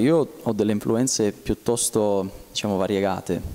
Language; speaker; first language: Italian; native; Italian